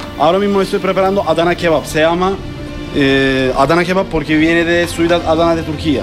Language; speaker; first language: Spanish; non-native, learner; Turkish